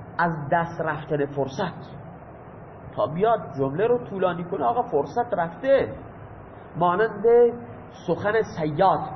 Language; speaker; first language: Persian; non-native, local second language; Baluchi